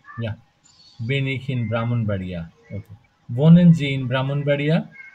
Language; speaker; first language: German; non-native, fluent; Bangla